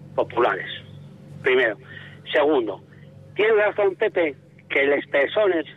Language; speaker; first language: Spanish; native; Spanish